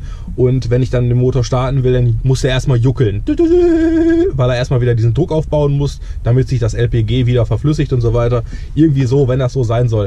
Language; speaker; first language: German; native; German